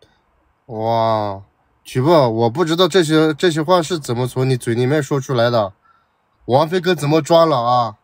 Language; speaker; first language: Chinese; native; Chinese